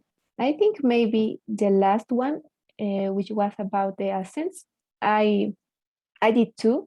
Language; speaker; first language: English; non-native, learner; Spanish